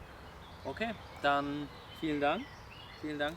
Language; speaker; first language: German; native; German